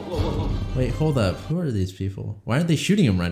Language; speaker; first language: English; native; English